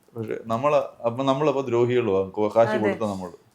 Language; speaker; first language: Malayalam; native; Malayalam